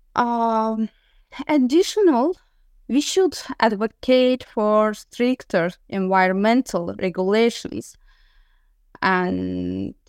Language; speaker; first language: English; non-native, learner; Azerbaijani